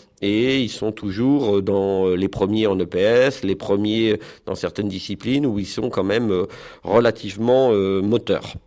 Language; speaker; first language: French; native; French